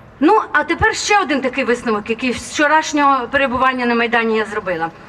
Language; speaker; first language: Ukrainian; native; Ukrainian